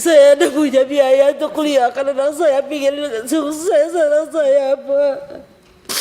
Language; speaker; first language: Indonesian; non-native, local second language; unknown